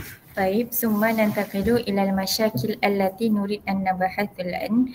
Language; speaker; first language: Arabic; non-native, learner; Malay